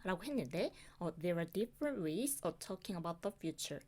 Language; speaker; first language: English; non-native, fluent; Korean